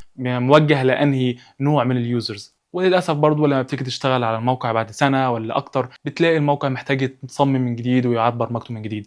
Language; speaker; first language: Arabic; native; Arabic